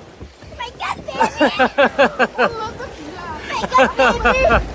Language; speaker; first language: Arabic; native; Arabic